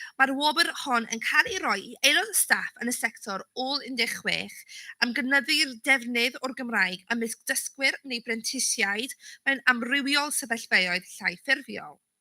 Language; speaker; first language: Welsh; native; Welsh